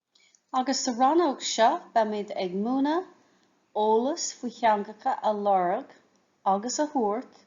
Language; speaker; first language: Irish; non-native, local second language; English